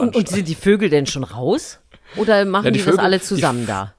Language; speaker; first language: German; native; German